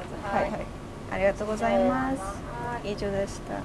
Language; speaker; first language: Japanese; non-native, learner; Korean